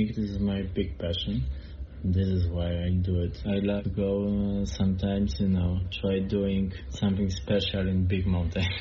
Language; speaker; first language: English; non-native, learner; Polish